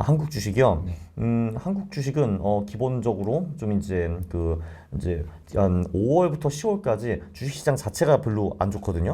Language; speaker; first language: Korean; native; Korean